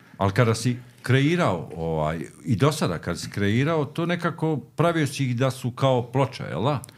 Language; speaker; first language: Croatian; native; Croatian